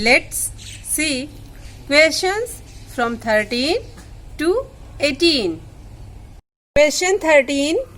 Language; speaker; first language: English; non-native, local second language; Hindi